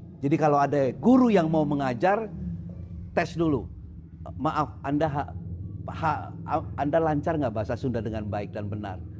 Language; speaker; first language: Indonesian; non-native, local second language; Sundanese